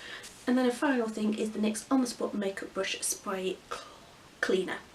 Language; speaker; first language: English; native; English